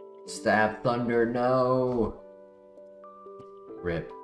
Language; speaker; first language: English; native; English